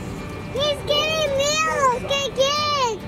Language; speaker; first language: English; native; English